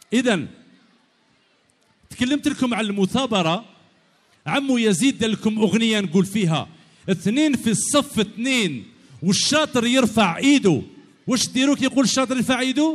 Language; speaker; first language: Arabic; native; Arabic